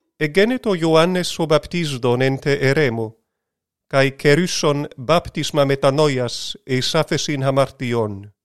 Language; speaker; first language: Greek; non-native, learner; English